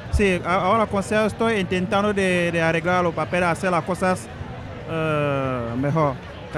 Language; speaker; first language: Spanish; non-native, learner; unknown